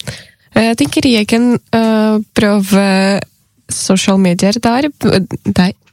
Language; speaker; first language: Norwegian; non-native, learner; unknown